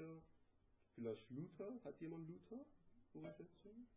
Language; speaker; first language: German; non-native, learner; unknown